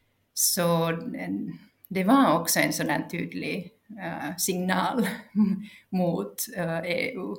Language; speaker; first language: Swedish; non-native, local second language; Finnish